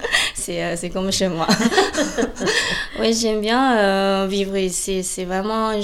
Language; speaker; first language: French; non-native, fluent; Chinese